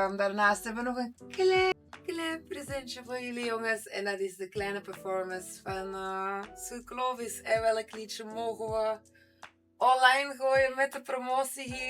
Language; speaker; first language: Dutch; native; Dutch